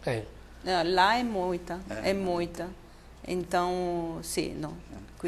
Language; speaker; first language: Portuguese; non-native, fluent; Italian